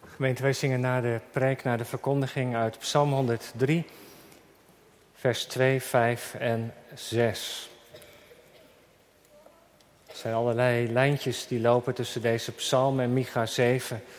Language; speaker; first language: Dutch; native; Dutch